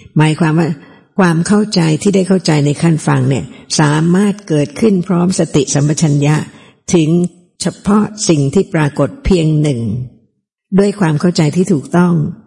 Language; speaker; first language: Thai; native; Thai